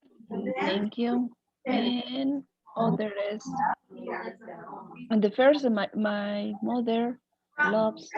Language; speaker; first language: English; non-native, learner; Spanish